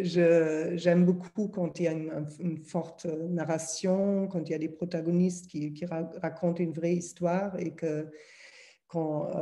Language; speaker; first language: French; non-native, fluent; German